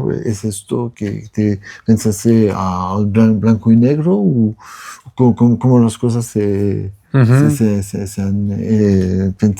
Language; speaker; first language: Spanish; non-native, learner; French